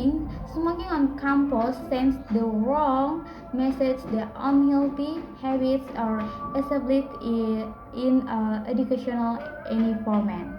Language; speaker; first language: English; non-native, learner; Indonesian